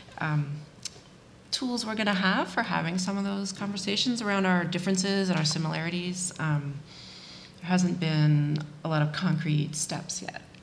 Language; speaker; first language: English; native; English